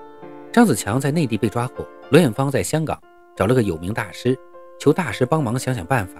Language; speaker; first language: Chinese; native; Chinese